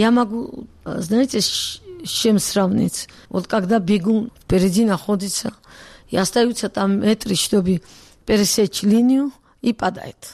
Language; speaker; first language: Russian; non-native, local second language; Georgian